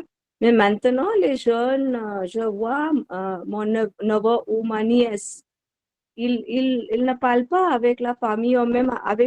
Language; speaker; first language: French; non-native, learner; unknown